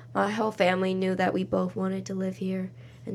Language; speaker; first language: English; native; English